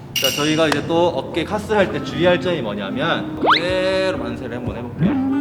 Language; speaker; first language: Korean; native; Korean